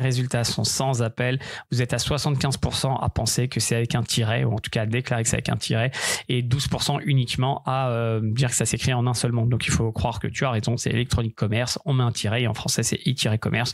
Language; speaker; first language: French; native; French